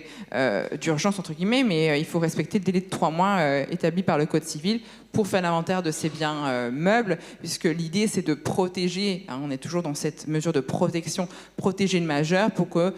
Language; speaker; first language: French; native; French